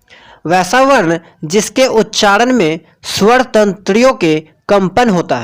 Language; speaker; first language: Hindi; native; Hindi